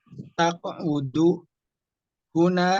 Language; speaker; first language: Arabic; non-native, learner; Indonesian